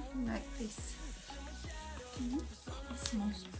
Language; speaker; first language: English; non-native, learner; Turkish